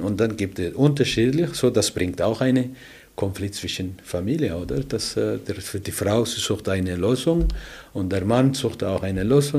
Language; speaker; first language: German; non-native, learner; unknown